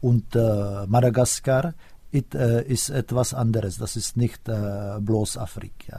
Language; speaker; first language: German; non-native, fluent; Czech